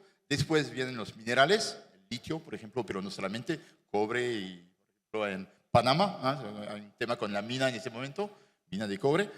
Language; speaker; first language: Spanish; non-native, fluent; French